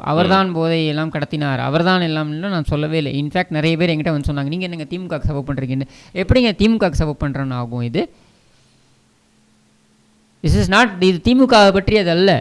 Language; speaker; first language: Tamil; native; Tamil